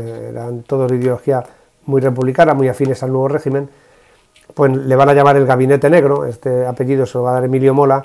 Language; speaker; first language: Spanish; native; Spanish